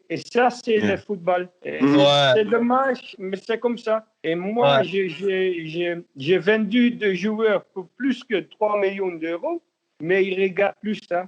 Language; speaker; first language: French; non-native, learner; Dutch